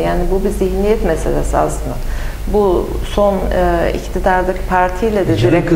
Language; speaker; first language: Turkish; native; Turkish